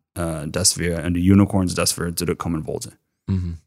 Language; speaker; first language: German; non-native, fluent; English